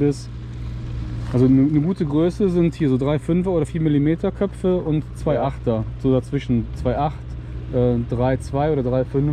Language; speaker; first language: German; native; German